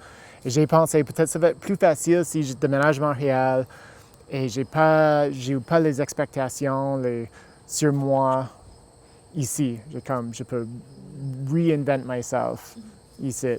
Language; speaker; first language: French; non-native, local second language; English